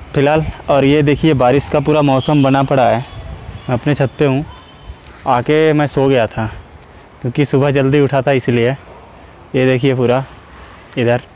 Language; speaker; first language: Hindi; native; Hindi